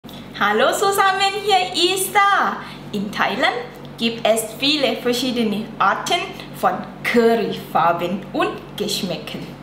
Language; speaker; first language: German; non-native, learner; Thai